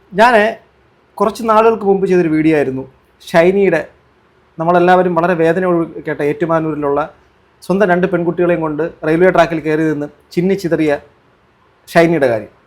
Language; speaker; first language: Malayalam; native; Malayalam